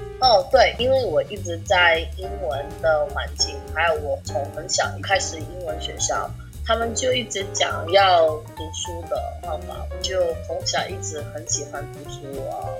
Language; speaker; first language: Chinese; early bilingual, heritage; English